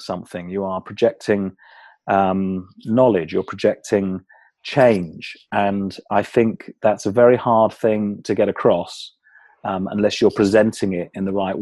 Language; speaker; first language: English; native; English